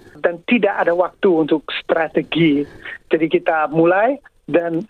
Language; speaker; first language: Indonesian; non-native, fluent; English